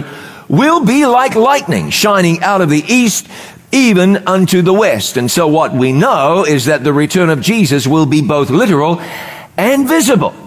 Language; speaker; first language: English; native; English